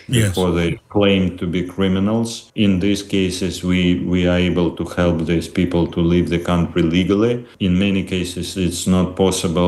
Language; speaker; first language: English; non-native, fluent; Russian